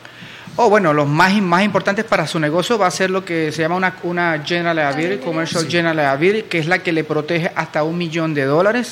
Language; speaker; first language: Spanish; native; Spanish